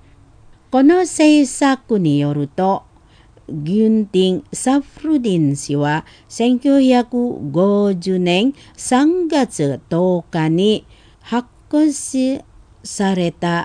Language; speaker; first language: Japanese; non-native, fluent; Indonesian